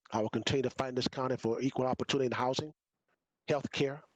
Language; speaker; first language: English; native; English